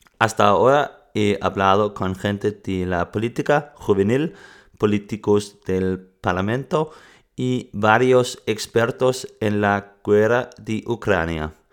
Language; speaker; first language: Spanish; non-native, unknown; Danish